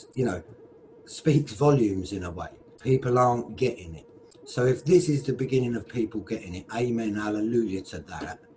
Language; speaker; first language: English; native; English